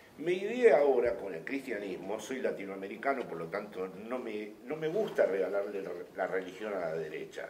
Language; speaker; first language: Spanish; native; Spanish